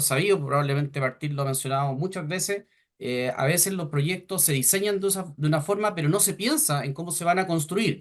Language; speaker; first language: Spanish; native; Spanish